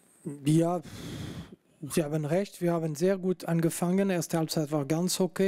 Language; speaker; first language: German; non-native, local second language; French